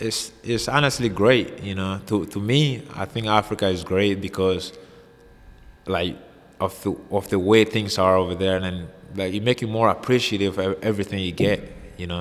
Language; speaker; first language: English; non-native, fluent; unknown